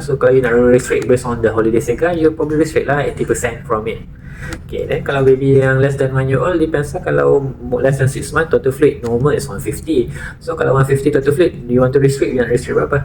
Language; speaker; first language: English; non-native, local second language; Malay